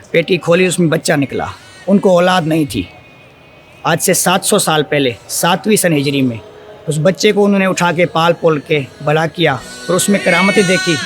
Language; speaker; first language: Urdu; non-native, local second language; Sindhi